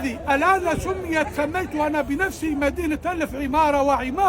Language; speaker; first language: Arabic; native; Arabic